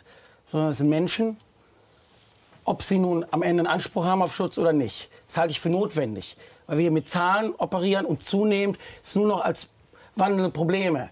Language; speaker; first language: German; native; German